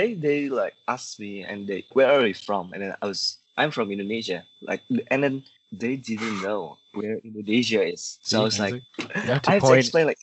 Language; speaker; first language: English; non-native, learner; Indonesian